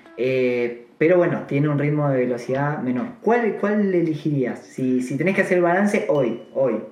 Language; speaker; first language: Spanish; native; Spanish